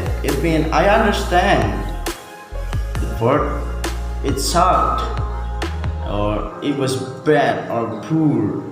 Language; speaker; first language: English; non-native, learner; Indonesian